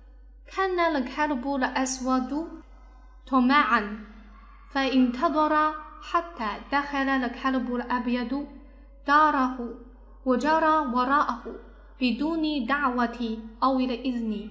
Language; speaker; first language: Arabic; non-native, fluent; Chinese